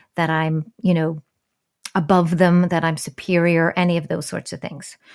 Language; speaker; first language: English; native; English